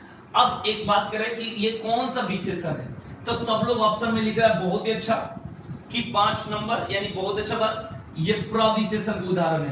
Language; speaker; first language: Hindi; native; Hindi